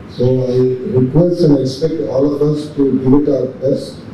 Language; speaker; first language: English; non-native, local second language; Telugu